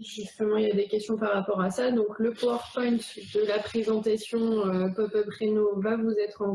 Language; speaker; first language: French; native; French